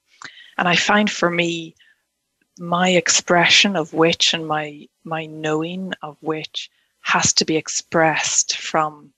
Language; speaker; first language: English; native; English